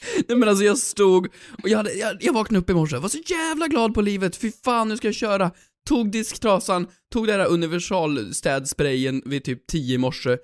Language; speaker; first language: Swedish; native; Swedish